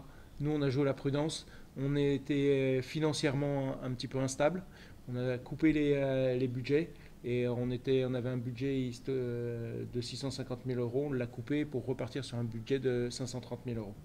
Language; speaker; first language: French; native; French